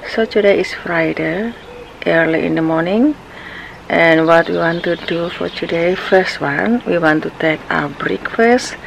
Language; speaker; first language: English; non-native, learner; Indonesian